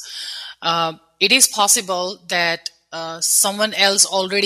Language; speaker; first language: English; non-native, local second language; Gujarati